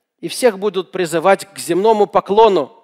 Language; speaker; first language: Russian; native; Russian